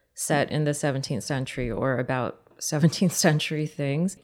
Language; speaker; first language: English; native; English